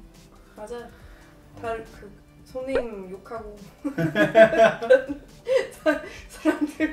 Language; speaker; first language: Korean; non-native, fluent; Swedish